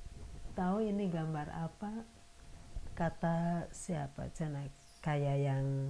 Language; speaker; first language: Indonesian; non-native, local second language; Sundanese